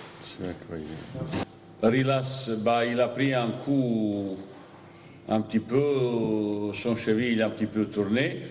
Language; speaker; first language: French; non-native, fluent; Bosnian